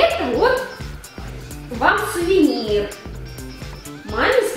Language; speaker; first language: Russian; native; Russian